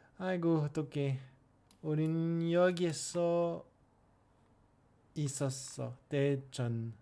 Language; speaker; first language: Korean; non-native, learner; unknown